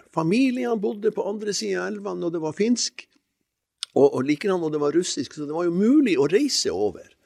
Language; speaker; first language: Norwegian; native; Norwegian